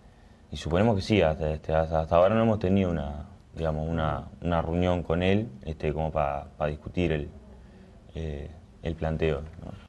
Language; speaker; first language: Spanish; native; Spanish